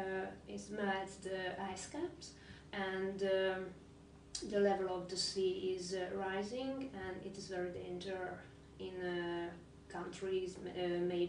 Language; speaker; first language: English; non-native, learner; Hungarian